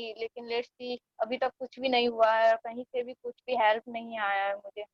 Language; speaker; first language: Hindi; non-native, fluent; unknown